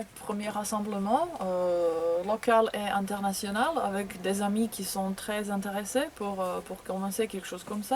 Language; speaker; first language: French; non-native, fluent; Croatian